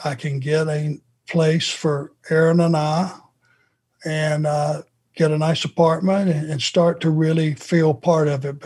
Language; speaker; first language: English; native; English